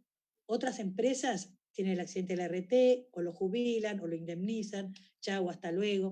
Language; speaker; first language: Spanish; native; Spanish